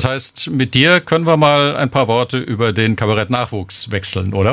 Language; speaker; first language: German; native; German